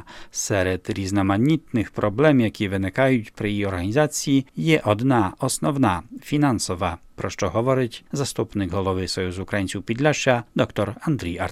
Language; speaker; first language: Ukrainian; native; Ukrainian